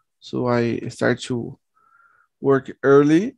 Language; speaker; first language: English; non-native, learner; Portuguese